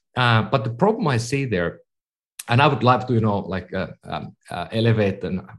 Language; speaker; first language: English; non-native, fluent; Finnish